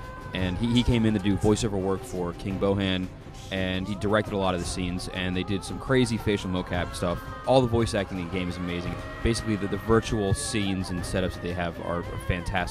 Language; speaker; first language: English; native; English